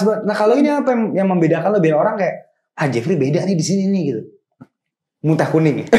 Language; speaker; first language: Indonesian; native; Indonesian